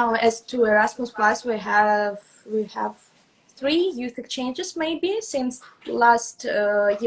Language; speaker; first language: English; non-native, fluent; Russian